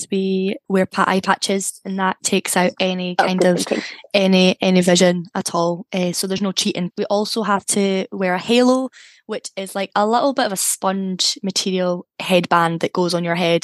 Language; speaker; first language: English; native; English